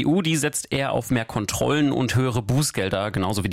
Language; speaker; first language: German; native; German